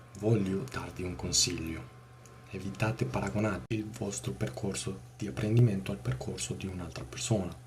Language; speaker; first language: Italian; non-native, learner; Spanish